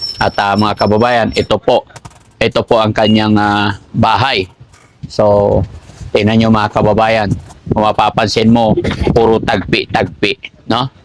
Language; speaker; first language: Filipino; native; Filipino